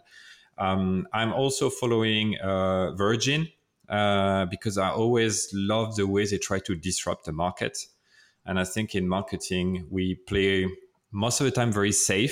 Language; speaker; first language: English; non-native, fluent; French